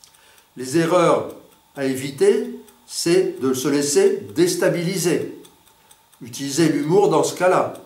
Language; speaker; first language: French; native; French